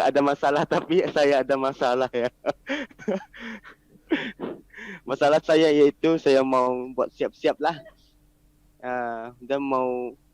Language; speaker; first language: Indonesian; non-native, learner; Malay